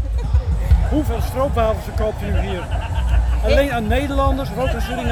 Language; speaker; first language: Dutch; native; Dutch